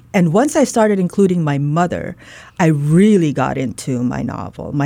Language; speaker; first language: English; non-native, local second language; Waray